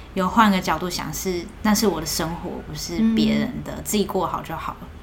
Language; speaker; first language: Chinese; native; Chinese